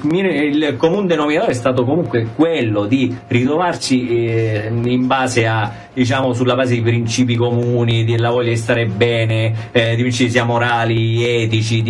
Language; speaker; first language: Italian; native; Italian